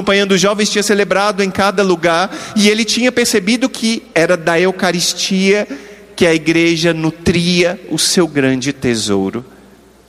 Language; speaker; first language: Portuguese; native; Portuguese